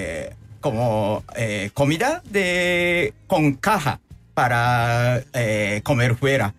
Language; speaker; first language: Spanish; non-native, learner; Japanese